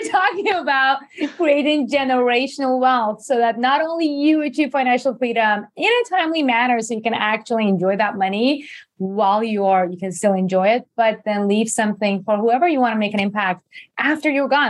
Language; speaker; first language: English; non-native, fluent; Persian